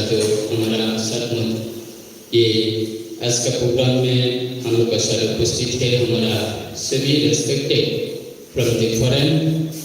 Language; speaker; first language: Hindi; non-native, local second language; Kok Borok